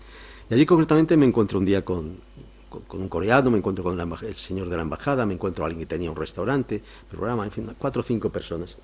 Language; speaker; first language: Spanish; native; Spanish